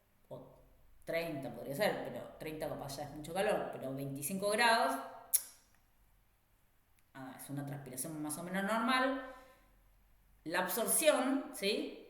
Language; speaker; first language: Spanish; native; Spanish